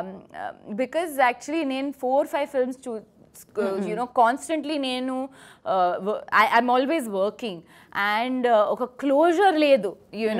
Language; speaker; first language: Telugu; non-native, fluent; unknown